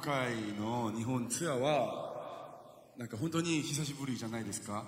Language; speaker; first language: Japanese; non-native, learner; Korean